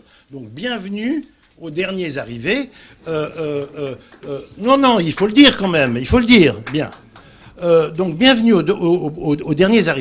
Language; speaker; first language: French; native; French